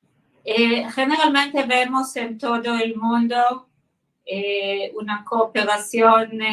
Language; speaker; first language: Spanish; non-native, fluent; Hebrew